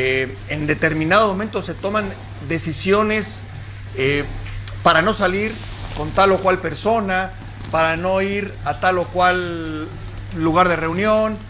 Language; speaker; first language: Spanish; native; Spanish